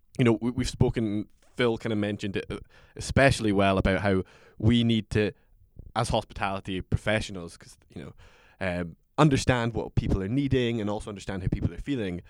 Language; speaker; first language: English; native; English